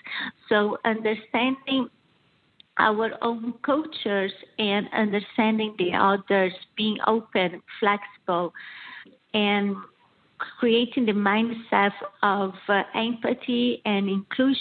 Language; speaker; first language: English; non-native, fluent; Portuguese